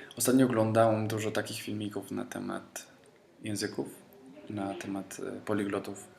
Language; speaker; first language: Polish; non-native, fluent; Spanish